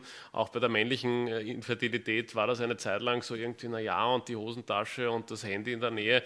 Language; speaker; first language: German; native; German